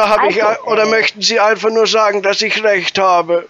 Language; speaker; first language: German; native; German